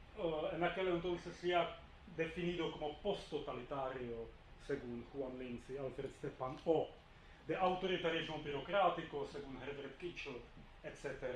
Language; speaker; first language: Spanish; non-native, fluent; Czech